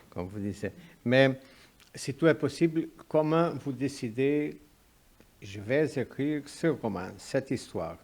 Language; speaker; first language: French; non-native, fluent; Portuguese